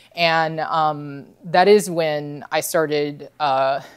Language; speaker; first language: English; native; English